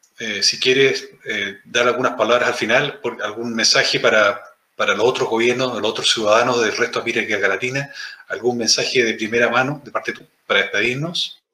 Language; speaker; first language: Spanish; native; Spanish